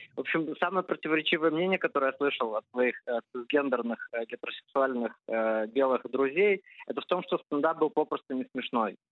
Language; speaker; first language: Russian; early bilingual, heritage; Russian